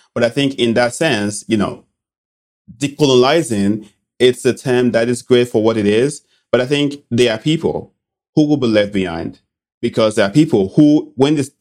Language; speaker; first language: English; non-native, local second language; Bini